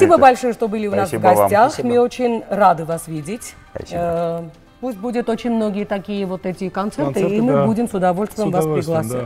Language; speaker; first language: Russian; non-native, local second language; Armenian